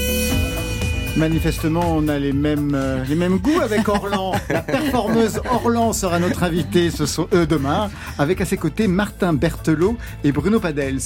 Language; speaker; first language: French; native; French